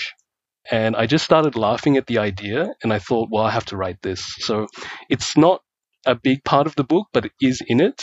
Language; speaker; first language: English; native; English